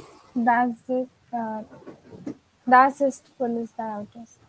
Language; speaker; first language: German; non-native, learner; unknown